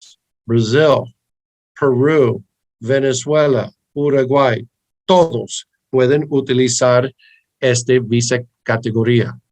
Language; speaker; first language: Spanish; early bilingual, heritage; English